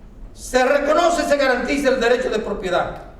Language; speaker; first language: Spanish; native; Spanish